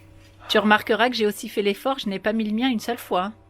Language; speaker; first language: French; native; French